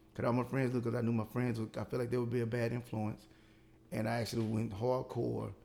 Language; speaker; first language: English; native; English